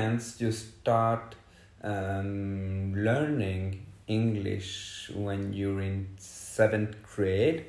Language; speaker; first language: English; non-native, fluent; French